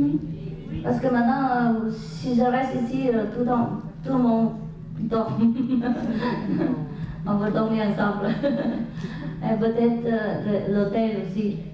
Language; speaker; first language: French; non-native, learner; Vietnamese